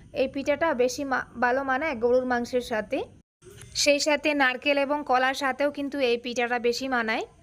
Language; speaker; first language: Bangla; native; Bangla